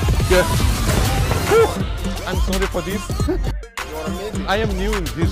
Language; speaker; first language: English; non-native, learner; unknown